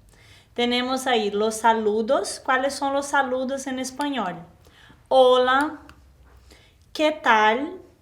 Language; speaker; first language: Spanish; non-native, fluent; Portuguese